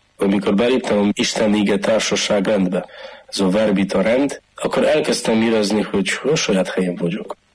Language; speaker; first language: Hungarian; non-native, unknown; Polish